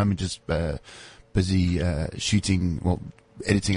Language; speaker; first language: English; native; English